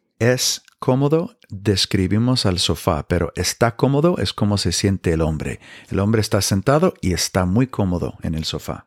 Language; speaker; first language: Spanish; non-native, fluent; English